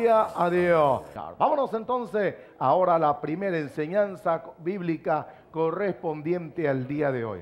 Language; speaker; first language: Spanish; native; Spanish